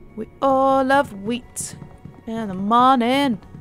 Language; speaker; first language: English; native; English